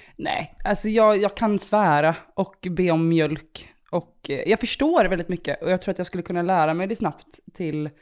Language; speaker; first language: Swedish; early bilingual, other home language; Romanian